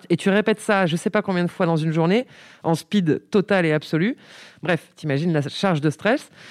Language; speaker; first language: French; native; French